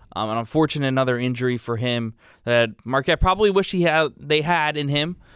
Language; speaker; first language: English; native; English